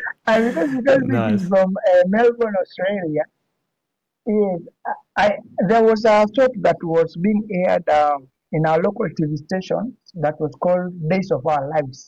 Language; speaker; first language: English; non-native, local second language; Swahili